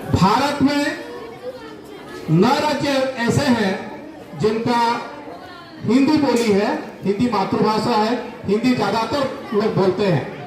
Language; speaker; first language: Hindi; non-native, local second language; Odia